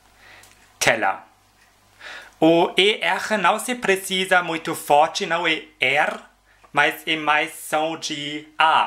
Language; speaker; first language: Portuguese; non-native, fluent; German